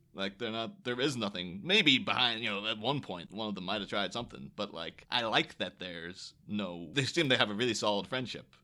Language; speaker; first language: English; native; English